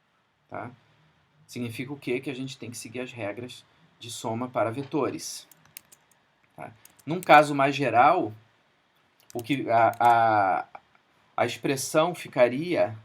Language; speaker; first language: Portuguese; native; Portuguese